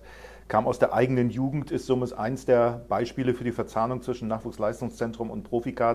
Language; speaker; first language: German; native; German